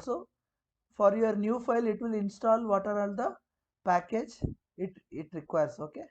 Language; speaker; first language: English; non-native, local second language; Kannada